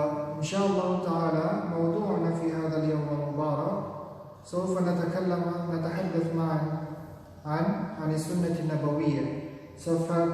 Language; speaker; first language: Arabic; non-native, fluent; Indonesian